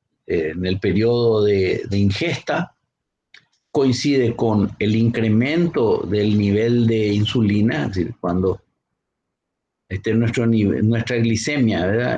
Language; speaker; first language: Spanish; native; Spanish